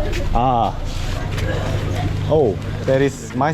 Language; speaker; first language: English; non-native, learner; Korean